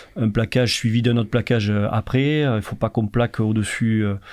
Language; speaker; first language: French; native; French